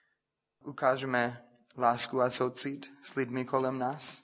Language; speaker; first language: Czech; non-native, fluent; English